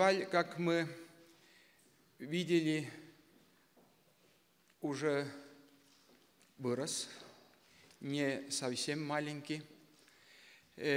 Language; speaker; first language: Russian; non-native, local second language; Estonian